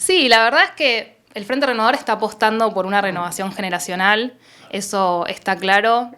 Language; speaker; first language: Spanish; native; Spanish